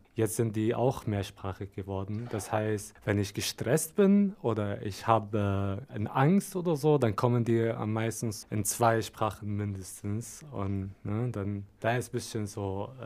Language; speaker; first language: German; non-native, fluent; Arabic